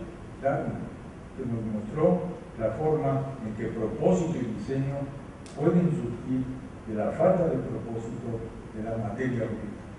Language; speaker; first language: Spanish; native; Spanish